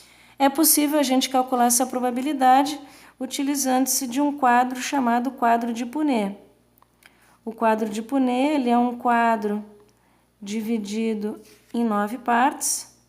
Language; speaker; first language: Portuguese; native; Portuguese